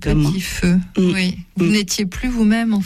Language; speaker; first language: French; native; French